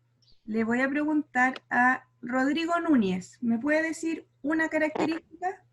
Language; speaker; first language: Spanish; native; Spanish